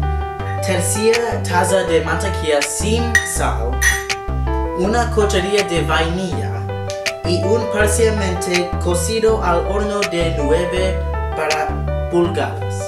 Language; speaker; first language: Spanish; non-native, learner; English